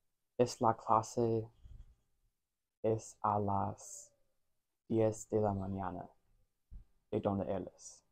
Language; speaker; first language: Spanish; non-native, learner; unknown